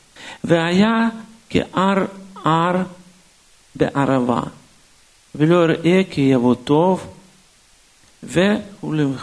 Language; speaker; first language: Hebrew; non-native, fluent; Russian